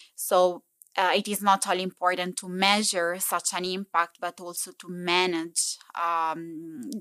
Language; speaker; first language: English; non-native, fluent; Italian